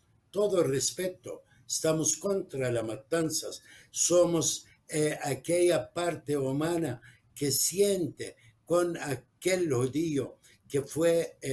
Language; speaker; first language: Spanish; non-native, fluent; Arabic